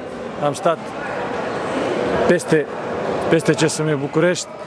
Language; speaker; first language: Romanian; non-native, fluent; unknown